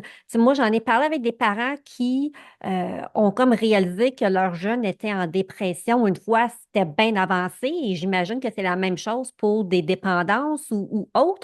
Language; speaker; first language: French; native; French